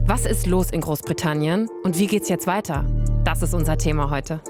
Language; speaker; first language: German; native; German